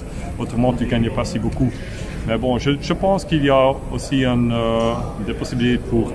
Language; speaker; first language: French; non-native, local second language; Dutch